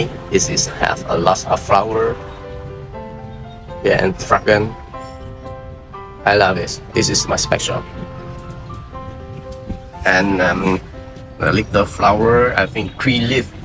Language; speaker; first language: English; non-native, learner; Vietnamese